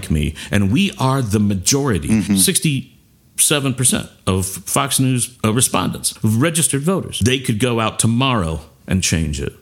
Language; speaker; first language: English; native; English